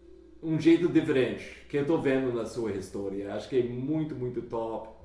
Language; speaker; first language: Portuguese; non-native, fluent; English